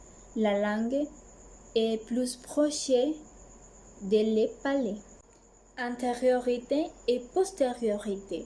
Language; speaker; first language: French; non-native, learner; Spanish